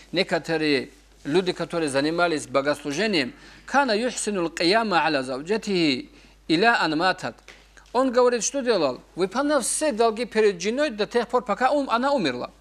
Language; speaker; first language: Russian; non-native, local second language; Avaric